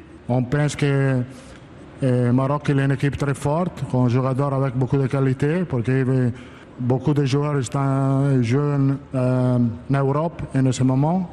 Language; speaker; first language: French; non-native, learner; Italian